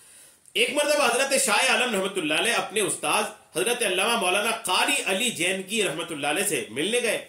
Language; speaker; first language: Urdu; native; Urdu